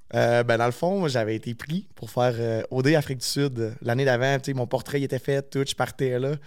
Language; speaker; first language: French; native; French